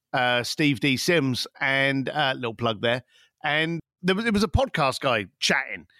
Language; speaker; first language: English; native; English